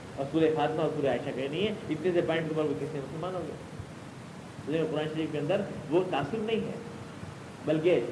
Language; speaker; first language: Urdu; native; Urdu